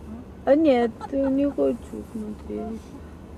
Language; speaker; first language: Russian; non-native, learner; Bulgarian